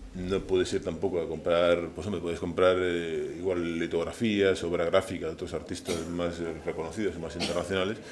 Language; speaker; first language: Spanish; native; Spanish